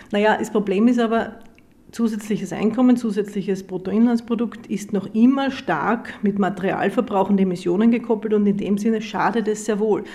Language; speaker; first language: German; native; German